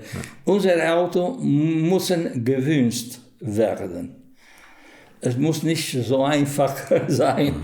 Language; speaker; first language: German; non-native, fluent; Italian